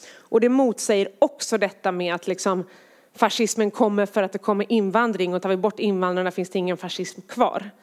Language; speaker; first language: Swedish; native; Swedish